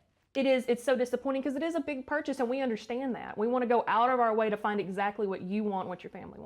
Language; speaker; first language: English; native; English